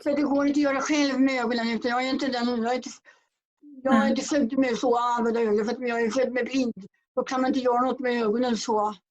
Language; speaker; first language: Swedish; native; Swedish